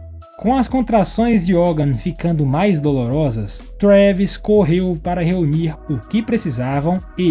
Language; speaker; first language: Portuguese; native; Portuguese